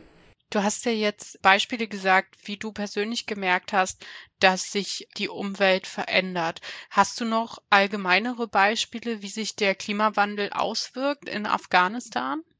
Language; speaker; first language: German; native; German